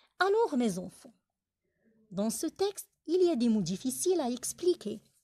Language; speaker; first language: French; non-native, local second language; Arabic